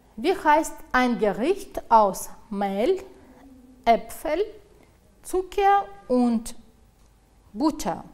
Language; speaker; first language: German; non-native, fluent; Uzbek